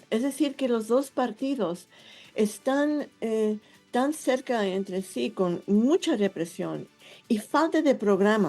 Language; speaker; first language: Spanish; non-native, fluent; English